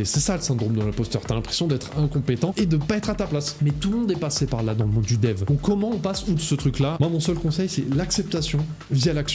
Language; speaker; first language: French; native; French